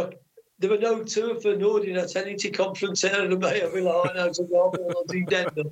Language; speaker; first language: Swedish; non-native, fluent; English